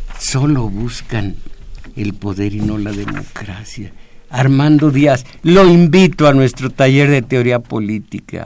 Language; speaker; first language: Spanish; native; Spanish